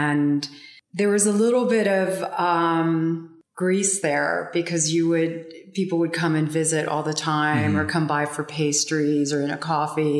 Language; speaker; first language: English; native; English